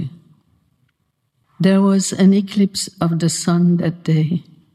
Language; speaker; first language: English; native; English